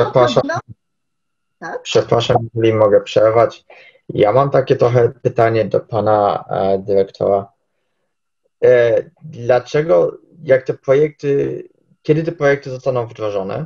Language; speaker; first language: Polish; early bilingual, heritage; Polish